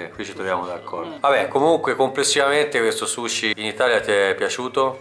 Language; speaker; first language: Italian; native; Italian